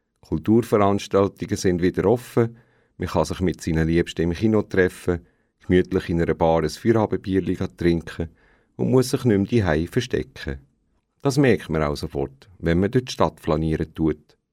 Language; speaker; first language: German; native; German